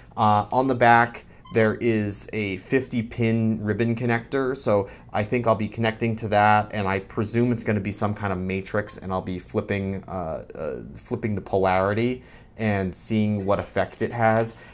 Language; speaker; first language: English; native; English